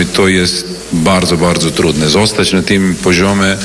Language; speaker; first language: Polish; non-native, learner; Serbian